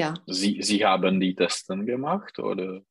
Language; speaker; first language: German; non-native, learner; Czech